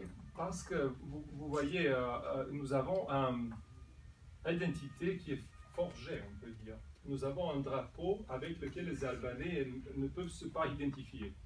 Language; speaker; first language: French; non-native, fluent; Serbian